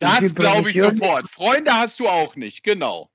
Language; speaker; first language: German; native; German